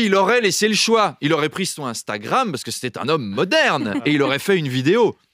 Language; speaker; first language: French; native; French